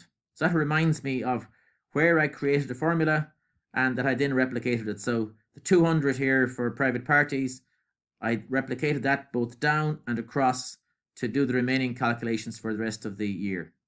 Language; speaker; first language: English; native; English